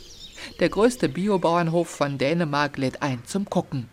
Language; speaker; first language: German; native; German